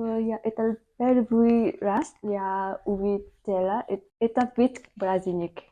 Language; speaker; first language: Russian; non-native, learner; Vietnamese